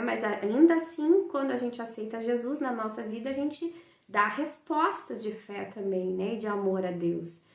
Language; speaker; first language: Portuguese; native; Portuguese